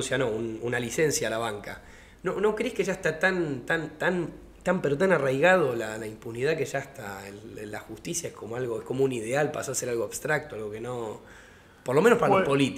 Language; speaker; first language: Spanish; native; Spanish